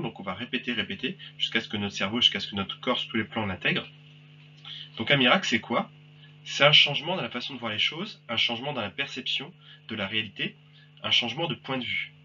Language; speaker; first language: French; native; French